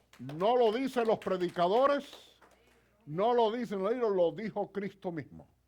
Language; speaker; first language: Spanish; native; Spanish